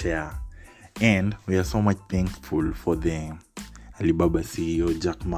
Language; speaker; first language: English; non-native, local second language; Swahili